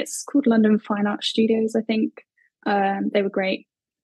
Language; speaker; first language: English; native; English